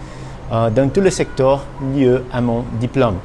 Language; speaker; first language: French; non-native, fluent; Portuguese